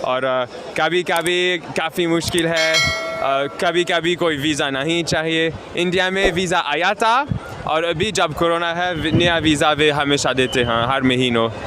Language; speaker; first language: Hindi; non-native, learner; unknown